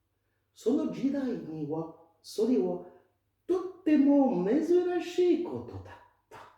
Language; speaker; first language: Japanese; non-native, fluent; French